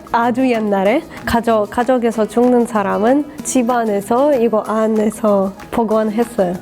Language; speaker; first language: Korean; non-native, fluent; Russian